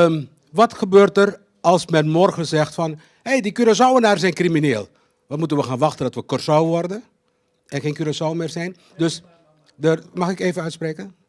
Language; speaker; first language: Dutch; non-native, local second language; Papiamento